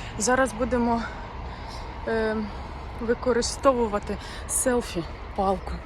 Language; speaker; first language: Ukrainian; native; Ukrainian